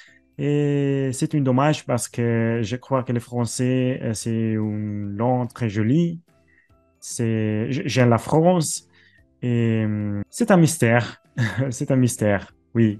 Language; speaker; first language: French; non-native, learner; Italian